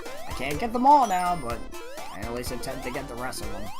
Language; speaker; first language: English; native; English